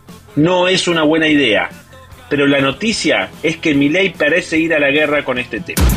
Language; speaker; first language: Spanish; native; Spanish